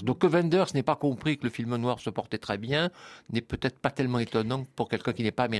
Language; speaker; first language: French; native; French